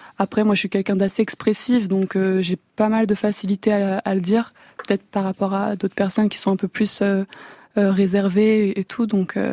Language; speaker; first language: French; native; French